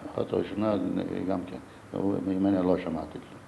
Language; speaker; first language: Hebrew; non-native, fluent; Yiddish